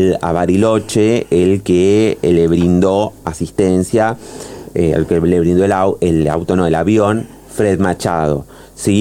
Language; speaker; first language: Spanish; native; Spanish